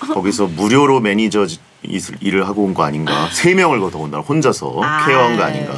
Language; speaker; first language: Korean; native; Korean